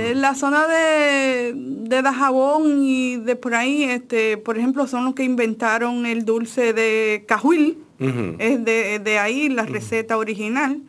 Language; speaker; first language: Spanish; native; Spanish